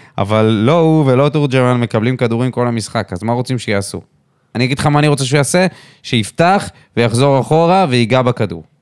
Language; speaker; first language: Hebrew; native; Hebrew